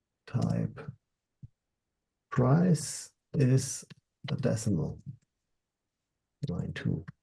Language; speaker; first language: English; non-native, fluent; German